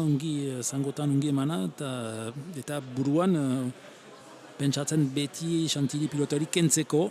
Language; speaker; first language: Basque; native; Basque